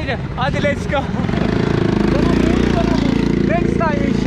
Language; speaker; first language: English; non-native, learner; Turkish